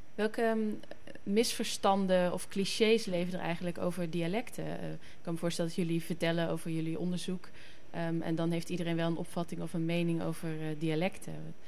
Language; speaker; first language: Dutch; native; Dutch